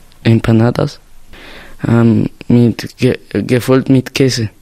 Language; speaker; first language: German; non-native, learner; Spanish